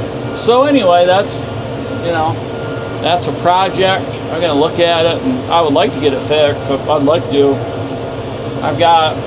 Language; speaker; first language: English; native; English